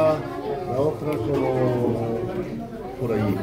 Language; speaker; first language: Spanish; non-native, fluent; English